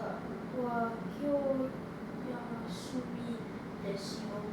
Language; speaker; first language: Japanese; non-native, learner; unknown